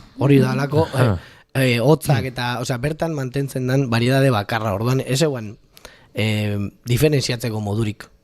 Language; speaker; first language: Basque; native; Basque